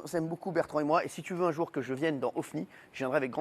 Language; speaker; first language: French; native; French